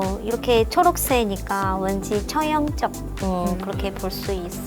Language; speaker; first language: Korean; non-native, fluent; Chinese